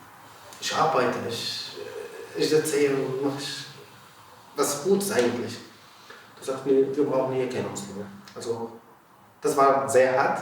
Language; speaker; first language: German; non-native, learner; Arabic